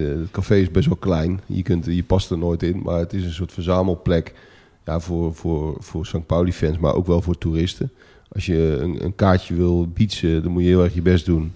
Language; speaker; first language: Dutch; native; Dutch